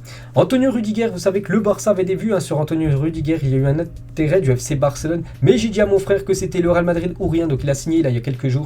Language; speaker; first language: French; native; French